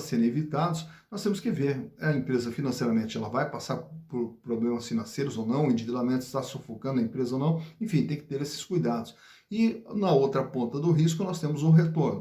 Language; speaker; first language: Portuguese; native; Portuguese